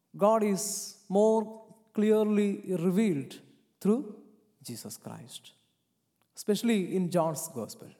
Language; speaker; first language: English; non-native, local second language; Malayalam